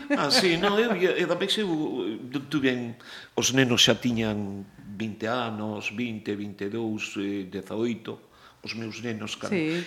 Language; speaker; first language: Galician; native; Galician